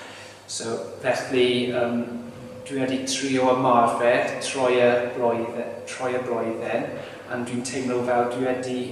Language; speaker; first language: Welsh; non-native, learner; English